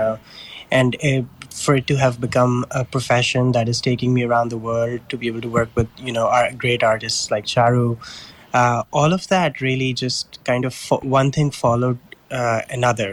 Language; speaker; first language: English; non-native, local second language; Urdu